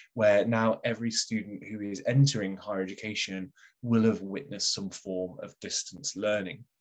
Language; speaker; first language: English; native; English